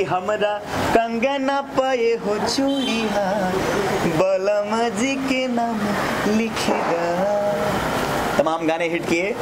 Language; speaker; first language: Hindi; native; Hindi